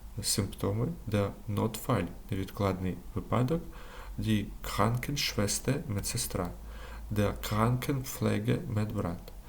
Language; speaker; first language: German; non-native, learner; Ukrainian